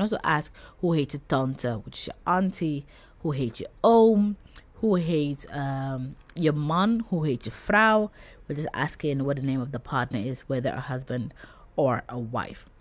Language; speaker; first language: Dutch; non-native, fluent; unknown